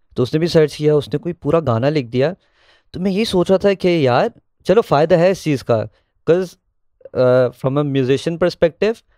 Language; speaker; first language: Urdu; native; Urdu